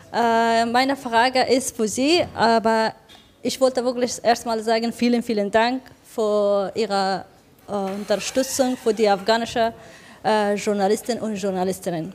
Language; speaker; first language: German; non-native, fluent; Persian